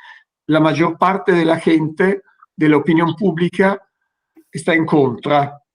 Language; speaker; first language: Spanish; non-native, fluent; Italian